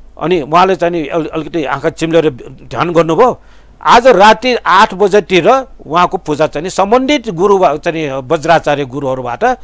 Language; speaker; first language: Nepali; non-native, local second language; Newari